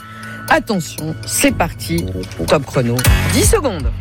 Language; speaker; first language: French; native; French